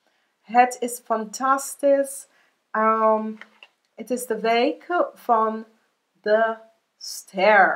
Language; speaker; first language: Dutch; non-native, learner; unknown